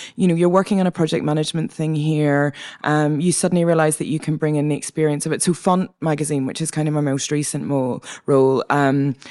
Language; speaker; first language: English; native; English